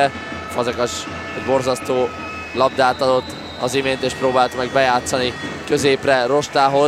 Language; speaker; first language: Hungarian; native; Hungarian